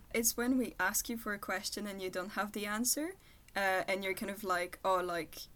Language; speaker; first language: English; non-native, fluent; French